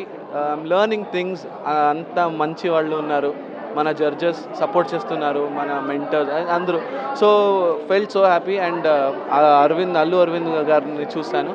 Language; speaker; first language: Telugu; non-native, learner; Kannada